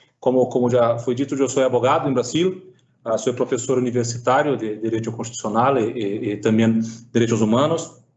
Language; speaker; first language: Spanish; non-native, fluent; Portuguese